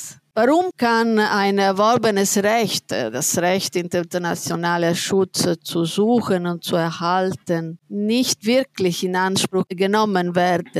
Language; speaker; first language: German; non-native, fluent; Italian